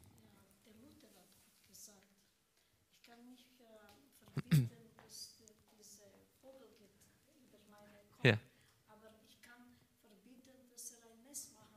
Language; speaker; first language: German; non-native, learner; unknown